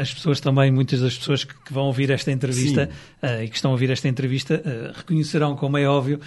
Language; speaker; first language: Portuguese; native; Portuguese